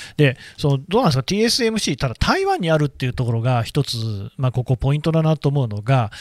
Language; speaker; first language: Japanese; native; Japanese